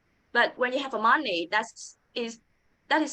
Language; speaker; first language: English; non-native, learner; Vietnamese